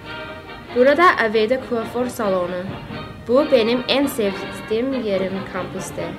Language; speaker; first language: Turkish; non-native, learner; English